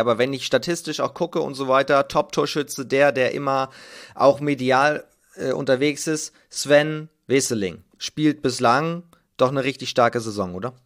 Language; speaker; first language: German; native; German